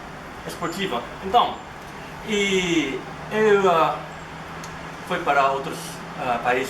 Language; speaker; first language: Portuguese; non-native, learner; Japanese